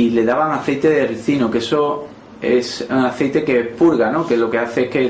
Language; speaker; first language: Spanish; native; Spanish